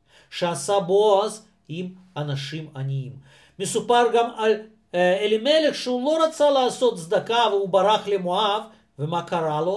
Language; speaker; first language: Hebrew; non-native, fluent; Russian